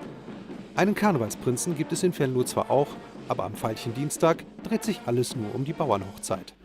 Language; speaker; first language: German; native; German